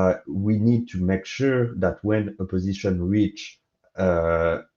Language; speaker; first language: English; non-native, fluent; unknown